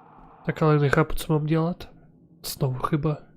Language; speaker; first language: Czech; non-native, learner; Ukrainian